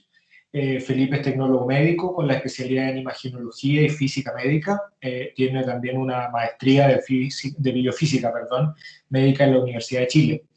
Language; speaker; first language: Spanish; native; Spanish